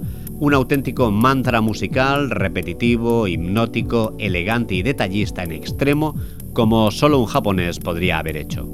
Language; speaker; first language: Spanish; native; Spanish